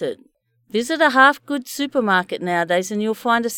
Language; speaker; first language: English; native; English